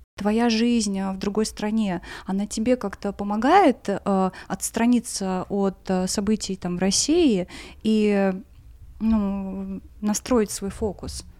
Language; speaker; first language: Russian; native; Russian